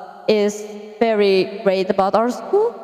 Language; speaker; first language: English; non-native, learner; Indonesian